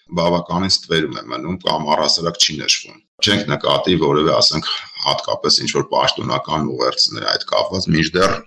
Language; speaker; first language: Armenian; native; Armenian